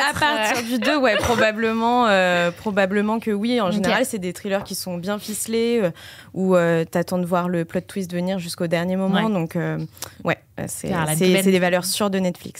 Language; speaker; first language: French; native; French